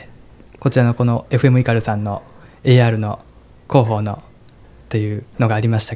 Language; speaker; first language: Japanese; native; Japanese